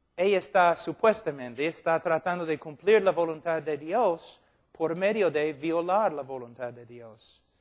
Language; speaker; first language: Spanish; non-native, fluent; English